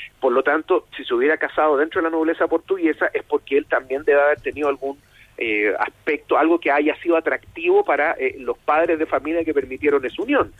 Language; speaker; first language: Spanish; native; Spanish